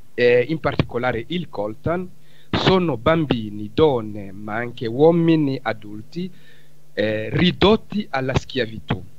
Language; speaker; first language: Italian; non-native, fluent; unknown